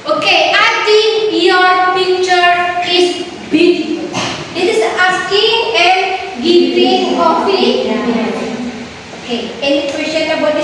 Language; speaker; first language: English; non-native, learner; Indonesian